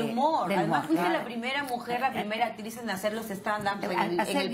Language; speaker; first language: Spanish; native; Spanish